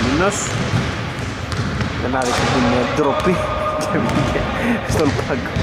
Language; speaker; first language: Greek; native; Greek